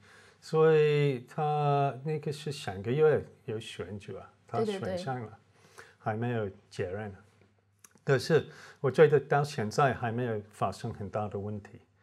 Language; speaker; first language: Chinese; non-native, fluent; English